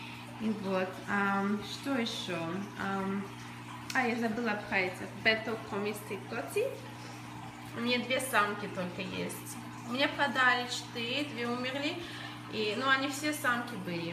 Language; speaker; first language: Russian; early bilingual, other home language; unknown